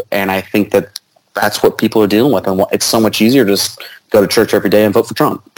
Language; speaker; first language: English; native; English